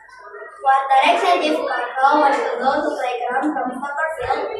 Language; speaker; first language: English; non-native, learner; Indonesian